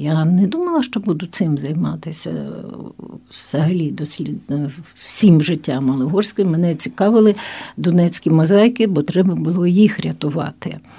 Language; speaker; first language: Ukrainian; non-native, local second language; Russian